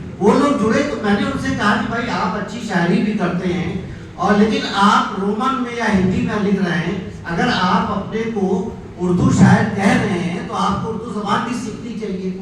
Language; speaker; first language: Urdu; native; Urdu